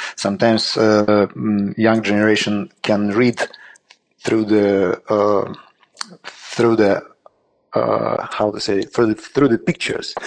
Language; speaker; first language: English; non-native, learner; Russian